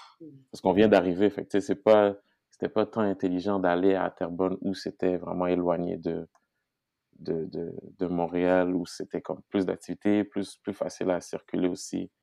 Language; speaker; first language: French; non-native, local second language; Haitian Creole